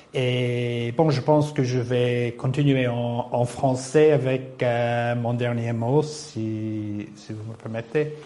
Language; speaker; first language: French; non-native, fluent; English